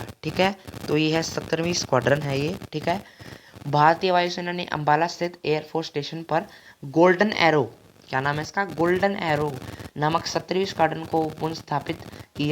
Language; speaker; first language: Hindi; native; Hindi